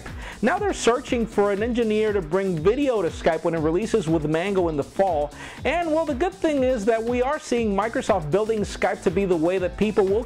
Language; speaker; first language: English; non-native, local second language; Spanish